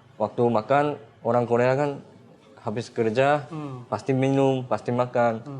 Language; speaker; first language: Indonesian; non-native, fluent; Korean